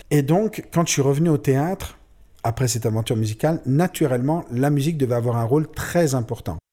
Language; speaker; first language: French; native; French